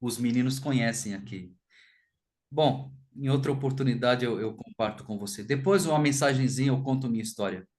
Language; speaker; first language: Portuguese; non-native, fluent; Spanish